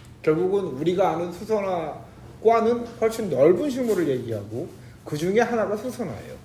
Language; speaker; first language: Korean; native; Korean